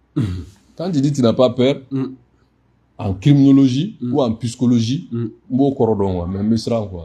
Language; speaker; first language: French; non-native, local second language; Bambara